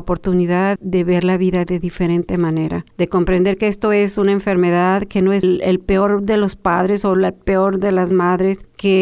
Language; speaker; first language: Spanish; native; Spanish